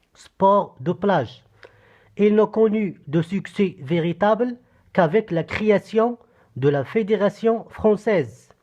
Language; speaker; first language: French; non-native, local second language; Arabic